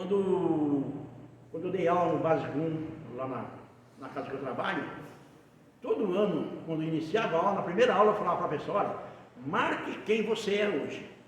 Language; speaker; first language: Portuguese; native; Portuguese